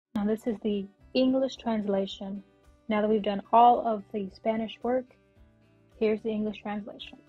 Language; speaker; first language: English; native; English